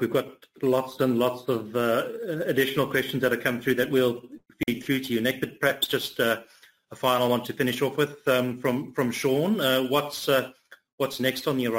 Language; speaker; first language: English; native; English